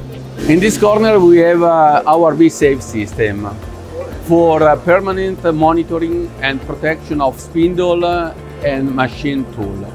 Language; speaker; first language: English; non-native, fluent; Italian